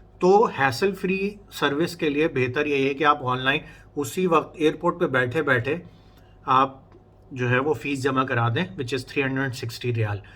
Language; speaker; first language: Urdu; native; Urdu